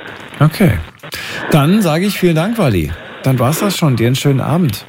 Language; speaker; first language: German; native; German